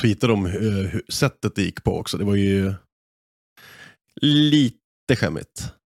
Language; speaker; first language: Swedish; native; Swedish